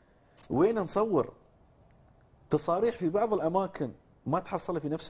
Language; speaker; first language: Arabic; native; Arabic